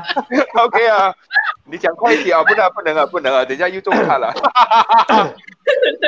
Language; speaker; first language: Chinese; native; Chinese